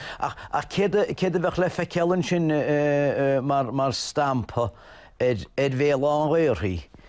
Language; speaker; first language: Irish; native; Irish